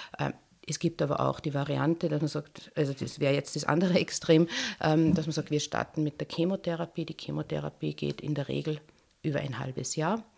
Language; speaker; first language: German; native; German